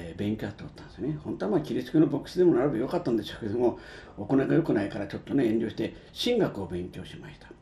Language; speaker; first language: Japanese; native; Japanese